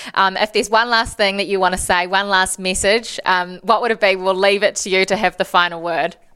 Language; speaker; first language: English; native; English